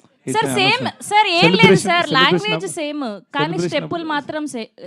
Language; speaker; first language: Telugu; native; Telugu